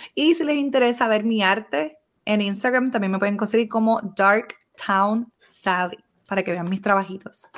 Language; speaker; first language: Spanish; native; Spanish